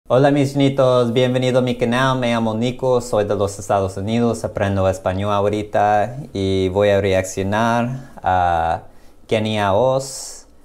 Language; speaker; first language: Spanish; non-native, learner; English